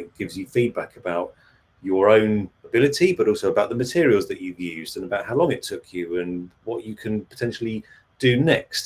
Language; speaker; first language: English; native; English